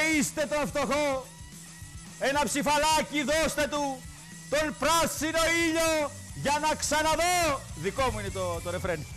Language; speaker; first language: Greek; native; Greek